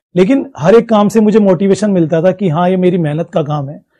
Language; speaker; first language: Hindi; native; Hindi